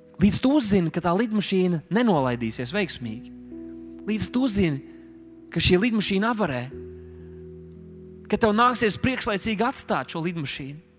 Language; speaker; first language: Latvian; native; Latvian